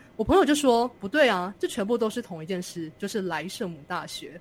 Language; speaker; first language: Chinese; native; Chinese